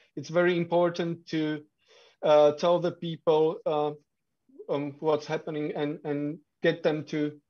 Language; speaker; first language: English; non-native, fluent; Slovak